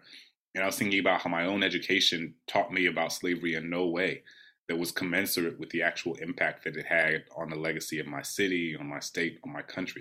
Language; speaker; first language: English; native; English